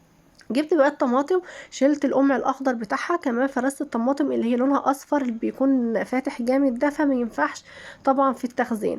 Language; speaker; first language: Arabic; native; Arabic